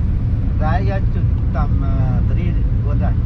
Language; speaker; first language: Russian; non-native, learner; Vietnamese